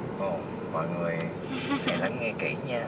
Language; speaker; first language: Vietnamese; early bilingual, heritage; Vietnamese